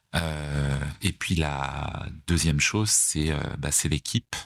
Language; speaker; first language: French; native; French